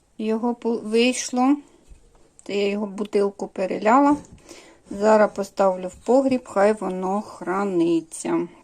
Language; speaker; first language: Ukrainian; native; Ukrainian